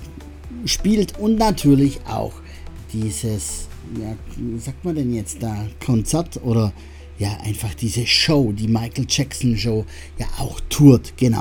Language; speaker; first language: German; native; German